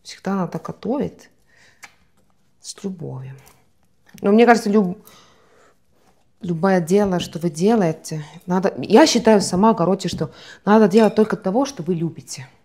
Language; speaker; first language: Russian; non-native, fluent; Estonian